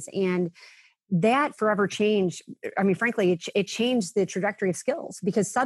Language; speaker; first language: English; native; English